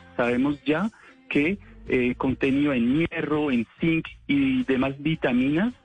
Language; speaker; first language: Spanish; non-native, fluent; French